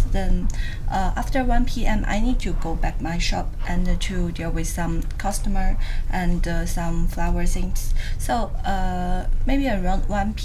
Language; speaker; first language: English; non-native, learner; Chinese